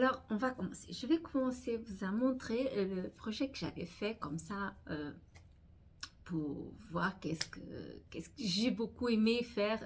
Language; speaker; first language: French; non-native, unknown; Portuguese